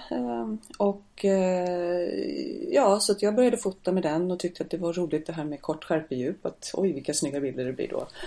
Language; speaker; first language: Swedish; non-native, fluent; English